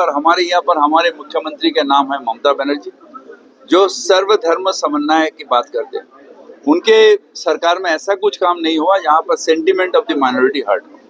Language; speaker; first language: Hindi; non-native, local second language; Bangla